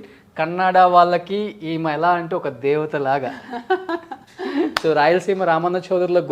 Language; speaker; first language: Telugu; native; Telugu